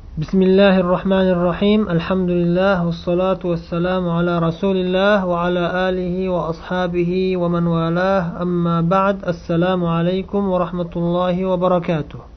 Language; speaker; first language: Arabic; non-native, fluent; Uzbek